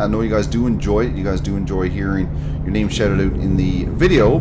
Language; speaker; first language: English; native; English